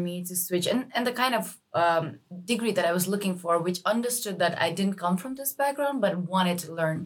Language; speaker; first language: English; non-native, local second language; Nepali